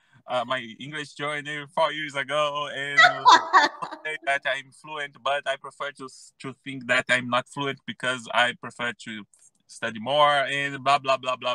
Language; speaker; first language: English; non-native, learner; Portuguese